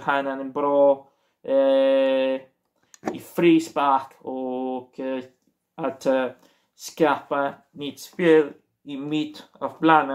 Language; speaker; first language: Swedish; non-native, learner; Portuguese